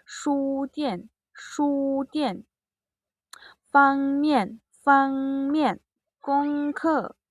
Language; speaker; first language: Chinese; non-native, fluent; Mongolian